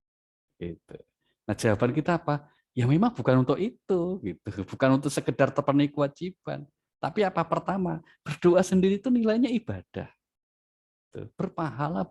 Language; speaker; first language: Indonesian; native; Indonesian